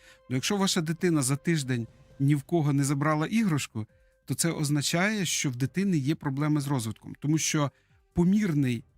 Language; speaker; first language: Ukrainian; native; Ukrainian